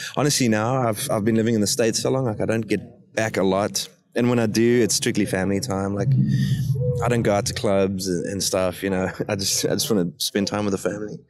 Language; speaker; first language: English; native; English